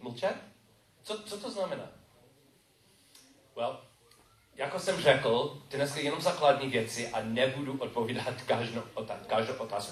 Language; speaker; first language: Czech; non-native, learner; English